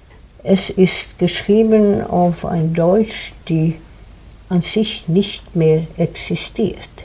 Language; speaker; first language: German; non-native, fluent; Swedish